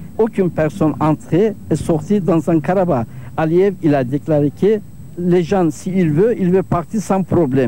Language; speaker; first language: French; non-native, learner; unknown